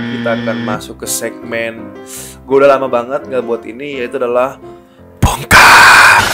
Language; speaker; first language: Indonesian; native; Indonesian